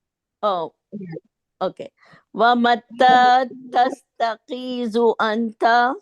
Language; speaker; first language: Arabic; non-native, learner; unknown